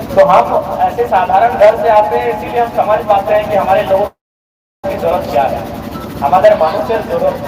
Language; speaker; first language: Hindi; non-native, local second language; Bangla